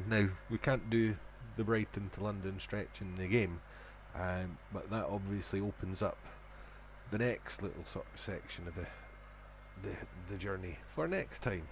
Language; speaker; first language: English; native; English